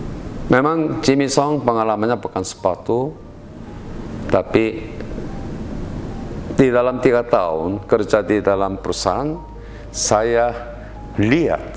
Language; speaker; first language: Indonesian; non-native, learner; Korean